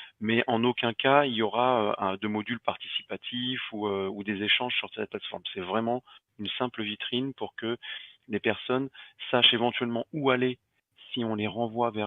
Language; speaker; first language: French; native; French